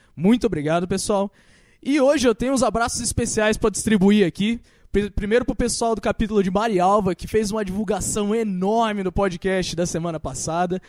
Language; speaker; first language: Portuguese; native; Portuguese